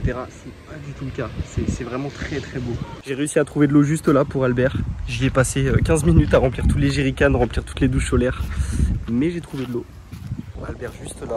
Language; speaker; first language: French; native; French